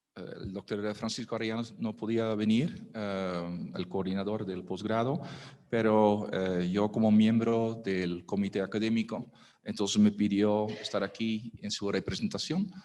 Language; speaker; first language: Spanish; non-native, fluent; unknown